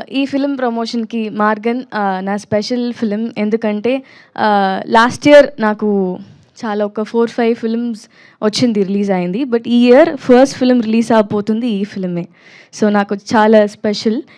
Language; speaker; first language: Telugu; non-native, learner; Tamil